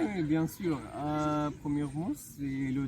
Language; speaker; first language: French; non-native, fluent; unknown